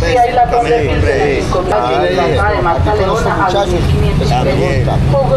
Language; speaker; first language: Spanish; native; Spanish